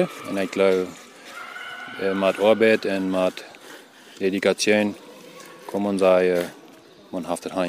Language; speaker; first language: German; non-native, local second language; Plautdietsch